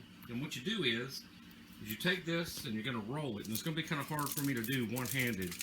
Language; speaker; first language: English; native; English